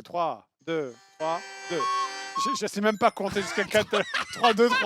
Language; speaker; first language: French; native; French